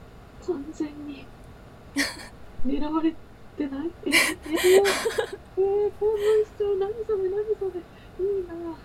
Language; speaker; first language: Japanese; native; Japanese